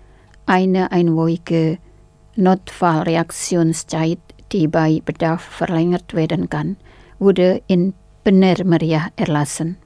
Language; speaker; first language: German; non-native, fluent; Indonesian